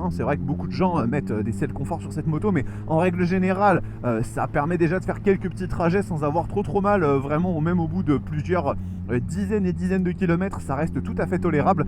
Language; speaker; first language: French; native; French